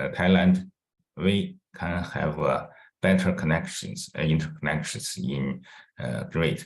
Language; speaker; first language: English; non-native, fluent; Chinese